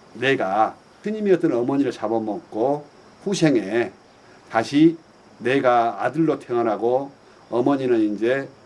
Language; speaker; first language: Korean; native; Korean